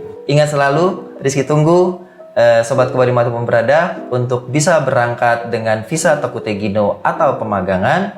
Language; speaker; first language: Indonesian; native; Indonesian